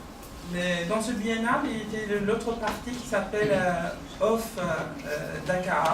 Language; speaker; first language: French; non-native, fluent; Persian